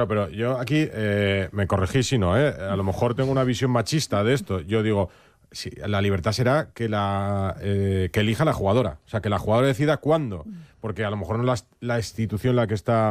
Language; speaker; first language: Spanish; native; Spanish